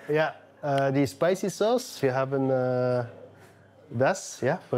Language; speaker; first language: German; non-native, learner; Dutch